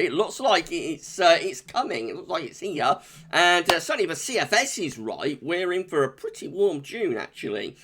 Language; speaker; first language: English; native; English